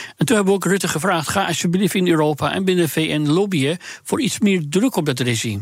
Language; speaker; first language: Dutch; non-native, fluent; Persian